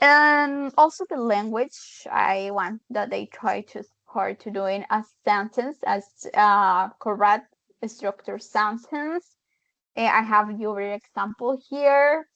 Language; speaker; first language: English; non-native, fluent; Spanish